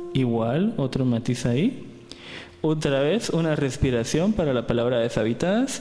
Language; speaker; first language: Spanish; native; Spanish